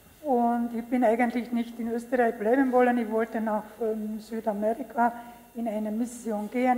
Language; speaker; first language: German; non-native, local second language; Hungarian